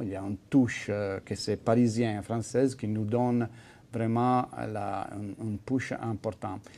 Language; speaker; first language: French; non-native, fluent; Italian